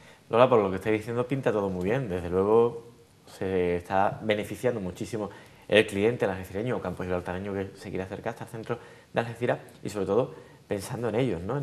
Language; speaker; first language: Spanish; native; Spanish